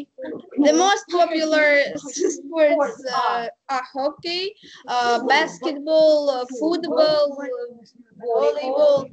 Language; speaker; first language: English; non-native, learner; Russian